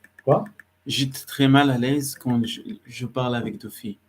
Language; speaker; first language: French; non-native, learner; Arabic